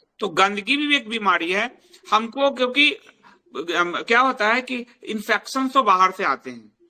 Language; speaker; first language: Hindi; native; Hindi